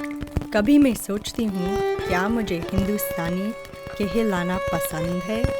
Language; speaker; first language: Hindi; early bilingual, heritage; English